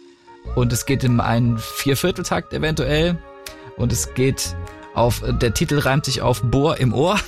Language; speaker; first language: German; native; German